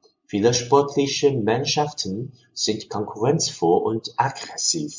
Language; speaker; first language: German; non-native, fluent; Chinese